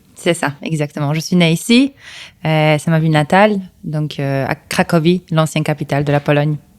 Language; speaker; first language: French; non-native, fluent; Polish